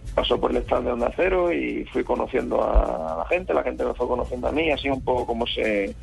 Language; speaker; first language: Spanish; native; Spanish